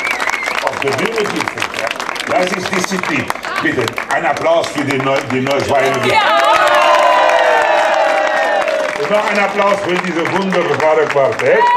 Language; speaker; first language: German; non-native, fluent; Spanish